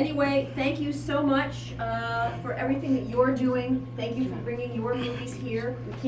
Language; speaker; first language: English; native; English